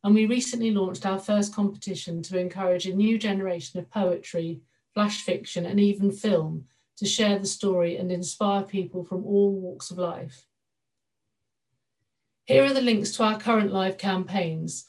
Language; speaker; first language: English; native; English